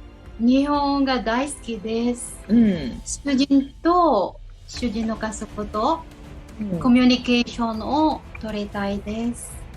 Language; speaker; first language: Japanese; non-native, local second language; Filipino